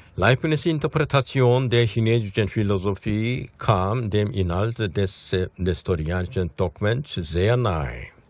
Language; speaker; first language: German; non-native, fluent; Korean